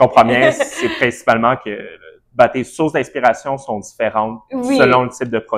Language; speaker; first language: French; native; French